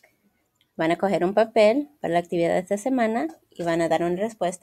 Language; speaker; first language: Spanish; non-native, fluent; English